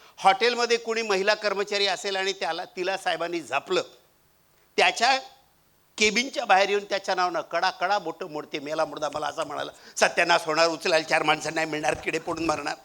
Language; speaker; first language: Marathi; non-native, local second language; Marwari